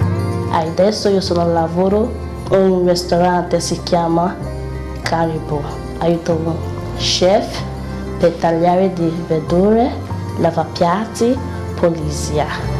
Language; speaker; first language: Italian; non-native, learner; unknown